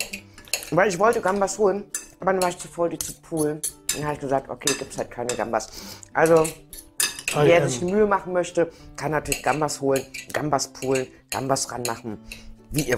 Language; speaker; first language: German; native; German